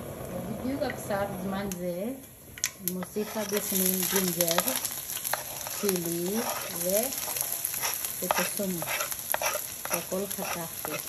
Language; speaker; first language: Hebrew; non-native, fluent; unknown